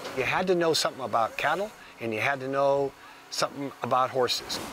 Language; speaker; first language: English; native; English